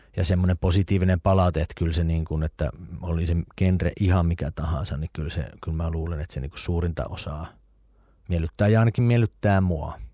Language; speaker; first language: Finnish; native; Finnish